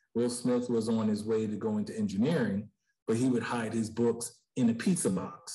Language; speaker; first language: English; native; English